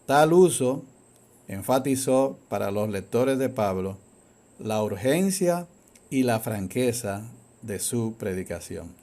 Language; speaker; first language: Spanish; native; Spanish